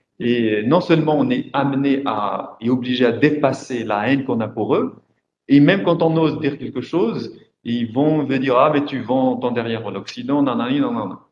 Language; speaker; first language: French; non-native, local second language; Arabic